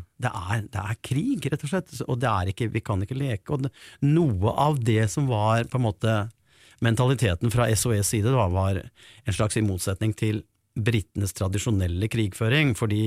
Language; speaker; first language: Norwegian; native; Norwegian